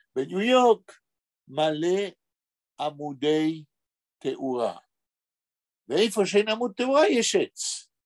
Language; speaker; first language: Hebrew; non-native, fluent; Spanish